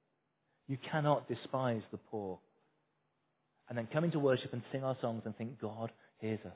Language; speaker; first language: English; native; English